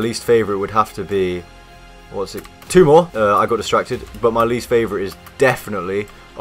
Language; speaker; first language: English; native; English